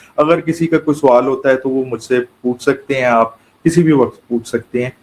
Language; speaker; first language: Urdu; non-native, local second language; Pashto